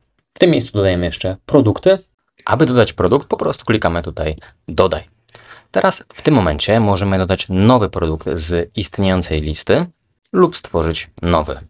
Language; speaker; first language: Polish; native; Polish